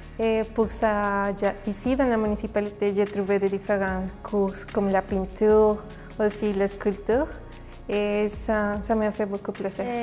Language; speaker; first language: French; non-native, learner; Spanish